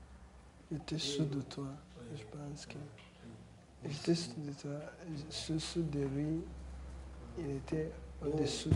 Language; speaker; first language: French; non-native, learner; Kinyarwanda